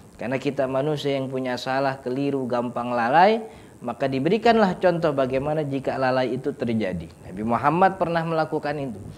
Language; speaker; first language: Indonesian; native; Indonesian